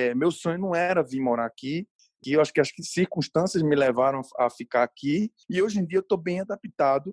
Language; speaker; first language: Portuguese; native; Portuguese